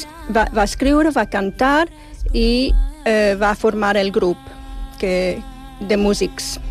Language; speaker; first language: Catalan; non-native, fluent; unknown